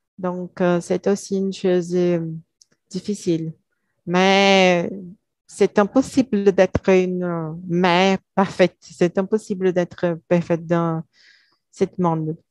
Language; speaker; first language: French; non-native, learner; Portuguese